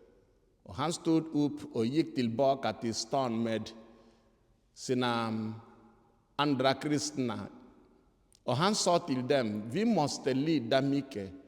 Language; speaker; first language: Swedish; non-native, fluent; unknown